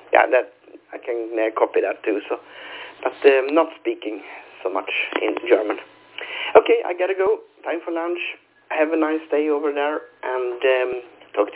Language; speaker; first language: English; non-native, fluent; Swedish